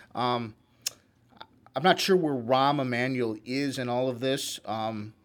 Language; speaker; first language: English; native; English